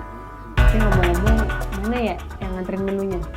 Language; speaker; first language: Indonesian; native; Indonesian